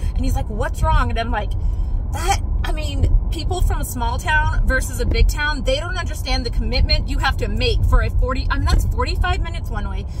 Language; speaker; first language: English; native; English